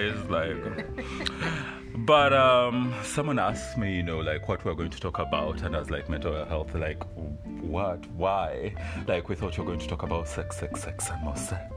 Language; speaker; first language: English; non-native, local second language; Ganda